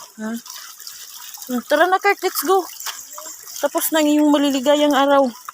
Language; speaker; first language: Filipino; non-native, local second language; Cebuano